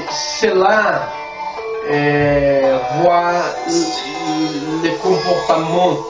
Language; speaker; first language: French; non-native, learner; Spanish